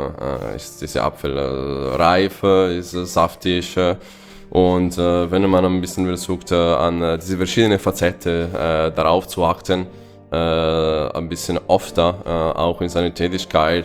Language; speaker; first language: German; non-native, fluent; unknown